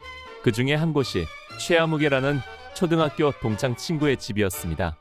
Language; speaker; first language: Korean; native; Korean